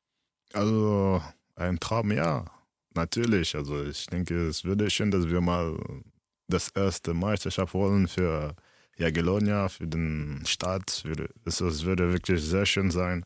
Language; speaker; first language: German; early bilingual, other home language; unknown